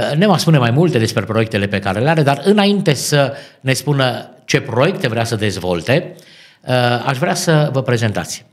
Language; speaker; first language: Romanian; native; Romanian